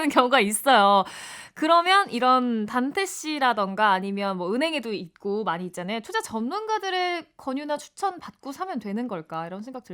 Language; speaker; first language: Korean; native; Korean